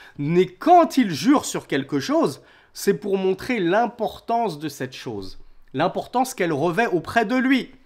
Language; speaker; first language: French; native; French